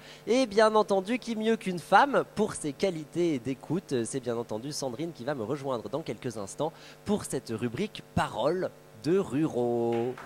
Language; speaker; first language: French; native; French